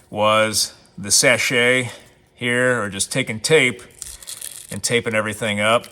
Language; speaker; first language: English; native; English